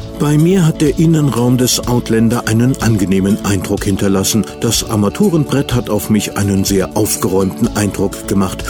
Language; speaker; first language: German; native; German